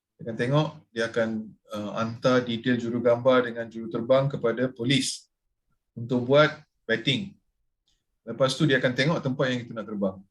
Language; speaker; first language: Malay; non-native, local second language; Tamil